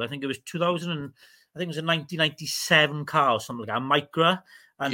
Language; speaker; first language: English; native; English